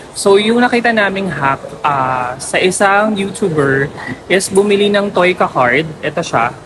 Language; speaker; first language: Filipino; native; Filipino